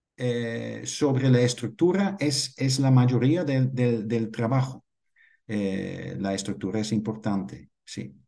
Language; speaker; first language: Spanish; non-native, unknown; Dutch